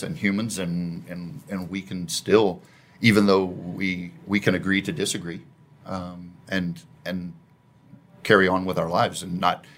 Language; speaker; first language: English; native; English